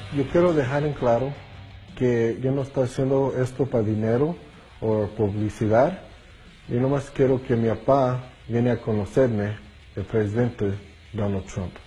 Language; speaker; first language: Spanish; early bilingual, heritage; Spanish